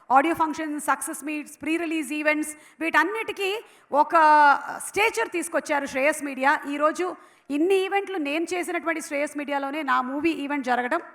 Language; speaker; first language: Telugu; non-native, local second language; Malayalam